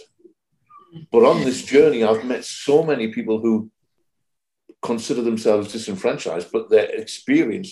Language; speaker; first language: English; native; English